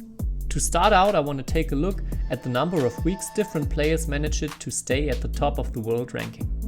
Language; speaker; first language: English; non-native, fluent; German